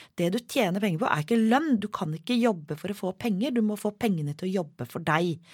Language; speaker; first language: Norwegian; native; Norwegian